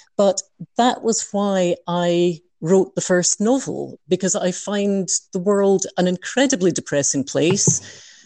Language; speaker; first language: English; native; English